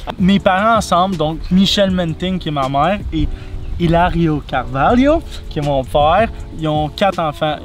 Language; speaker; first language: French; native; French